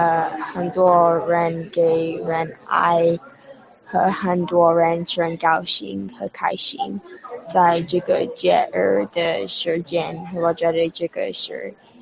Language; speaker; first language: Chinese; non-native, learner; English